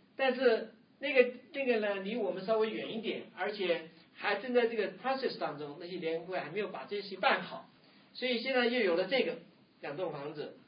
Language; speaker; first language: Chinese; native; Chinese